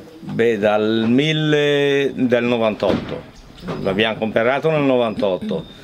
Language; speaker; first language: Italian; native; Italian